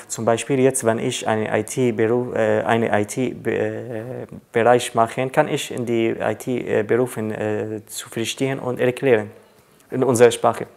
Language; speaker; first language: German; non-native, learner; Arabic